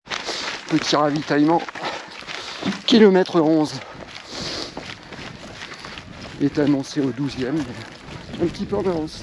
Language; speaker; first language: French; native; French